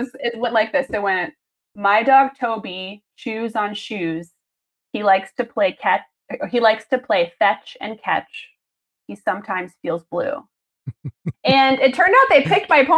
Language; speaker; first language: English; native; English